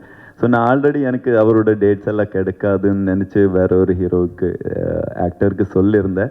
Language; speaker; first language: Tamil; non-native, learner; Kannada